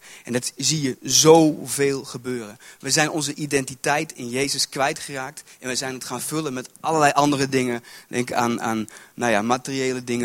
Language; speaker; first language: Dutch; native; Dutch